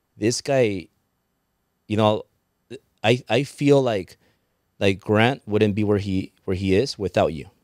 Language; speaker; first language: English; early bilingual, other home language; Spanish